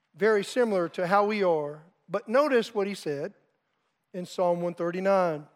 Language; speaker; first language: English; native; English